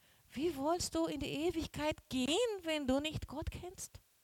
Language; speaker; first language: German; non-native, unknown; Portuguese